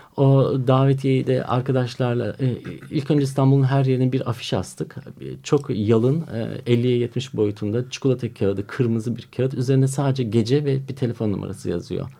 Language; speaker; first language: Turkish; early bilingual, heritage; Turkish